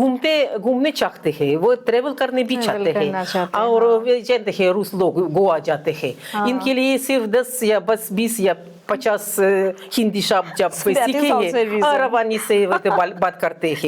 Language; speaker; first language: Hindi; non-native, fluent; Russian